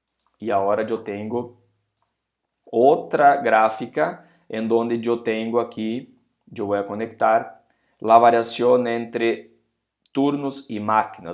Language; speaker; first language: Spanish; non-native, fluent; Portuguese